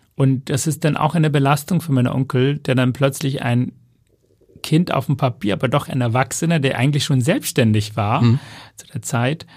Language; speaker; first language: German; non-native, fluent; Tamil